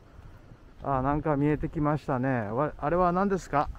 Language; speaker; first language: Japanese; non-native, learner; Indonesian